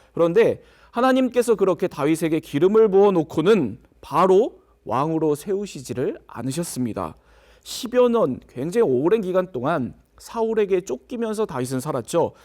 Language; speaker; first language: Korean; native; Korean